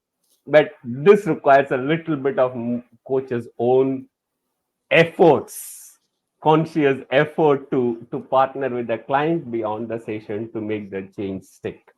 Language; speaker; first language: English; non-native, local second language; Tamil